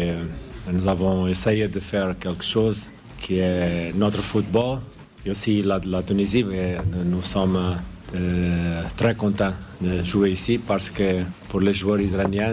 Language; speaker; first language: French; non-native, fluent; Portuguese